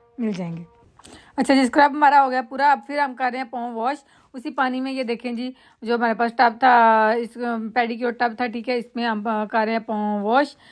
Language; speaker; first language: Urdu; non-native, local second language; Punjabi